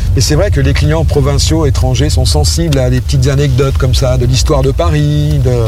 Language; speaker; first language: French; native; French